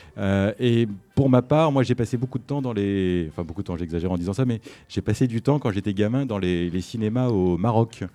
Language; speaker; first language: French; native; French